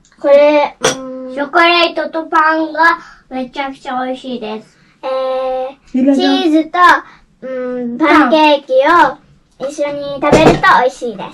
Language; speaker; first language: Japanese; non-native, learner; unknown